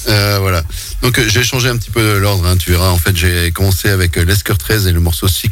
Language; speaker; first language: French; native; French